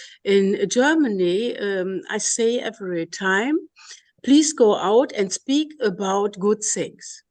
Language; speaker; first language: English; non-native, learner; German